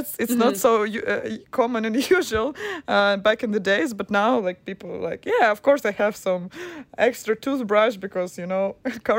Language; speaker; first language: English; non-native, fluent; Ukrainian